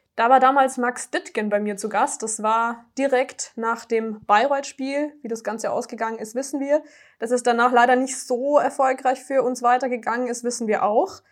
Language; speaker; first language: German; native; German